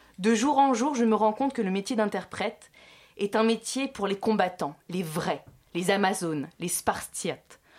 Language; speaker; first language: French; native; French